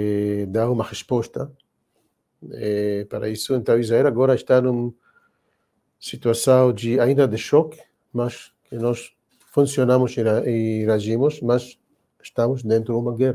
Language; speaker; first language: Portuguese; non-native, fluent; Hebrew